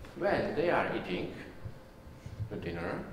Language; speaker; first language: English; non-native, learner; Czech